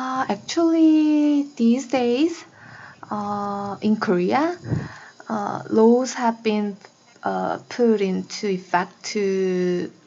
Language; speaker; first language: English; non-native, learner; Korean